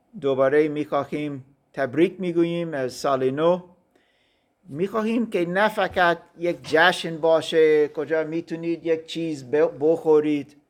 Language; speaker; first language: Persian; non-native, learner; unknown